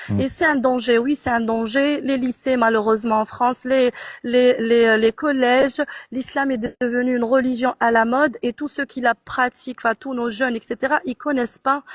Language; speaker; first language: French; non-native, local second language; Arabic